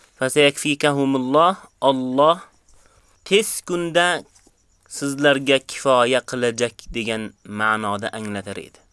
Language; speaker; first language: Uzbek; native; Uzbek